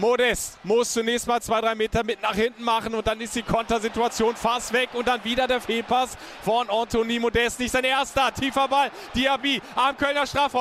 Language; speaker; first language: German; native; German